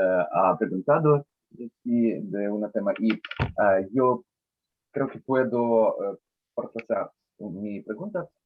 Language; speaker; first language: Spanish; non-native, learner; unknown